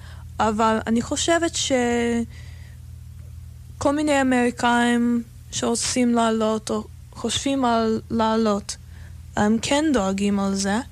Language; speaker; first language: Hebrew; non-native, fluent; English